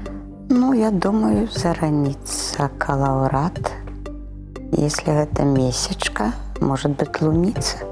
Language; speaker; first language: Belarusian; early bilingual, heritage; Russian